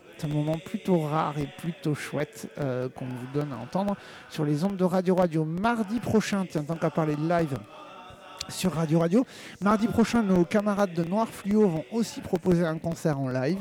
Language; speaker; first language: French; native; French